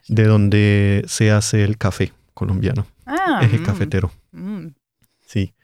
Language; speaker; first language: Spanish; native; Spanish